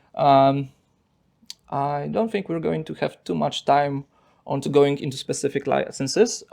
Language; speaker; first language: English; non-native, fluent; Polish